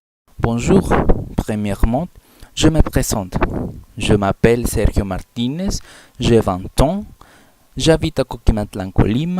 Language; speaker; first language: French; non-native, learner; Spanish